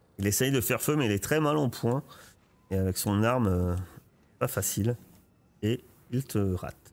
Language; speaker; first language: French; native; French